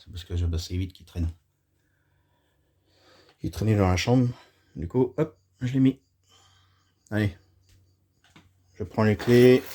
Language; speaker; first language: French; native; French